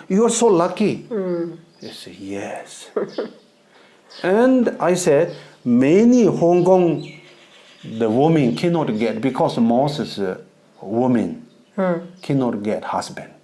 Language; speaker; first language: English; non-native, learner; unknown